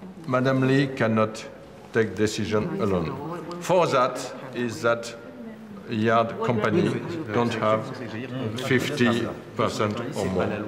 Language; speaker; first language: English; non-native, learner; French